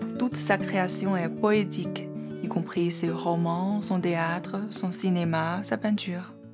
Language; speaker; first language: French; non-native, fluent; Chinese